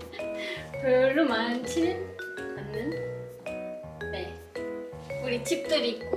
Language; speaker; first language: Korean; non-native, fluent; Turkish